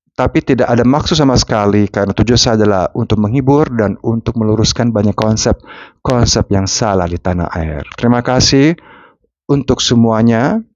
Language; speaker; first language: Indonesian; non-native, fluent; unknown